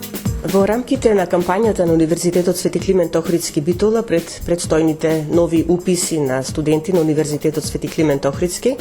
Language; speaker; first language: Macedonian; native; Macedonian